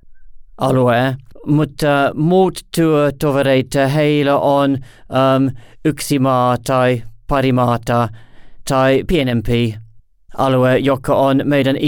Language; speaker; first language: Finnish; non-native, learner; English